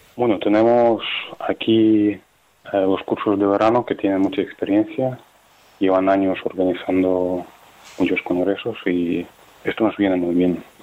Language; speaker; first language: Spanish; non-native, fluent; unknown